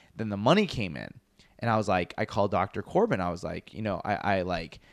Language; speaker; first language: English; native; English